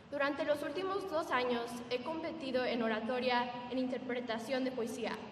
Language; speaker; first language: Spanish; early bilingual, heritage; Spanish